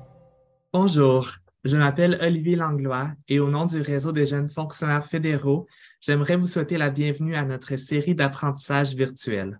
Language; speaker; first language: French; native; French